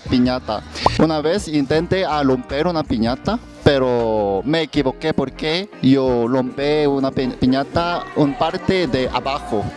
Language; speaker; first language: Spanish; non-native, learner; Korean